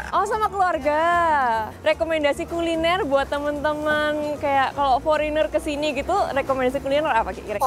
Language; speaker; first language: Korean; non-native, fluent; Indonesian